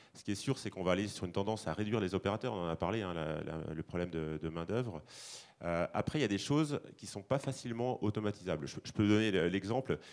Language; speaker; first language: French; native; French